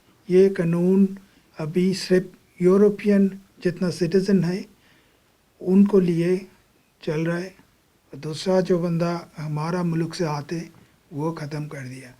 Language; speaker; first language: Hindi; non-native, local second language; Bangla